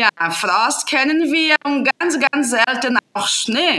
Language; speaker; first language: German; non-native, fluent; Portuguese